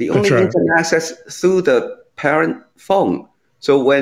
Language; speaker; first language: English; non-native, local second language; Cantonese